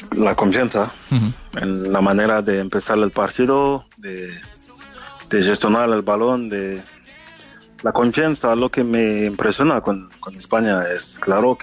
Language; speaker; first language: Spanish; non-native, fluent; French